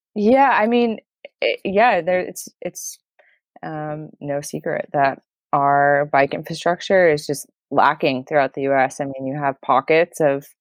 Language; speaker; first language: English; native; English